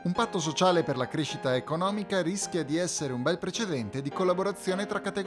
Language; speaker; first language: Italian; native; Italian